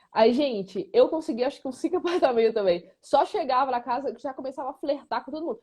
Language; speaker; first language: Portuguese; native; Portuguese